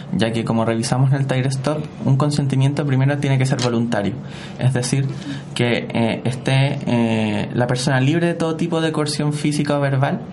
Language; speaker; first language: Spanish; native; Spanish